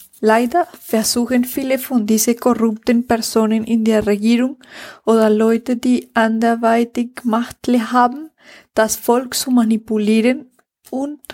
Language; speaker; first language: German; non-native, fluent; Spanish